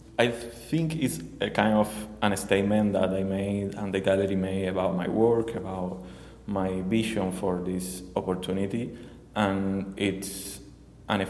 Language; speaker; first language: English; non-native, learner; Spanish